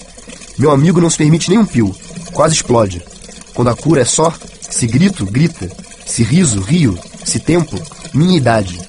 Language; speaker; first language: Portuguese; native; Portuguese